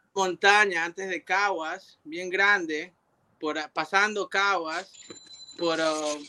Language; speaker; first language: Spanish; early bilingual, heritage; Spanish